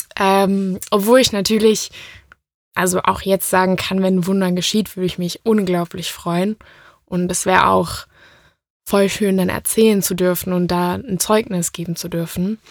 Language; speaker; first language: German; native; German